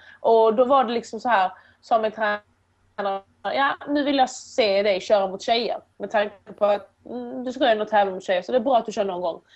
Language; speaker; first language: Swedish; early bilingual, other home language; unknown